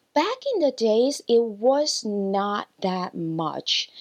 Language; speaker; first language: English; non-native, local second language; Cantonese